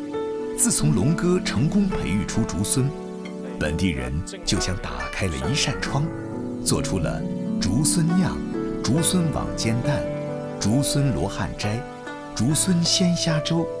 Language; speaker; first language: Chinese; native; Chinese